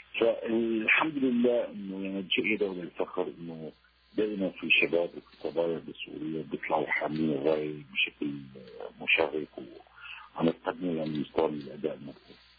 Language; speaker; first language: Arabic; native; Arabic